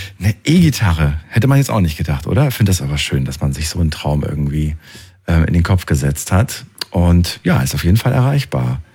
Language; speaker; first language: German; native; German